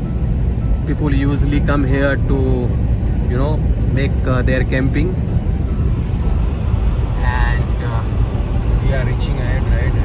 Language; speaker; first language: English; non-native, local second language; Hindi